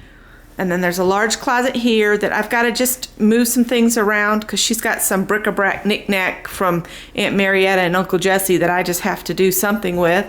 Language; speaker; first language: English; native; English